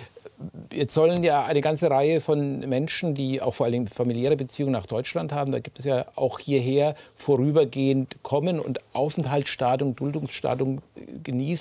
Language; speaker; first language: German; native; German